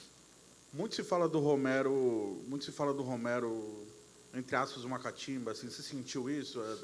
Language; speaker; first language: Portuguese; native; Portuguese